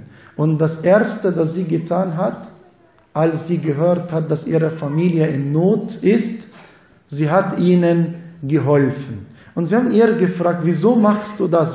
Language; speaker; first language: German; non-native, fluent; Arabic